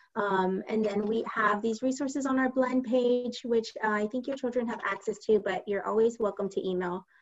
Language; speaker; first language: English; native; English